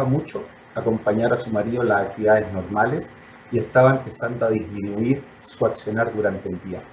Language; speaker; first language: Spanish; native; Spanish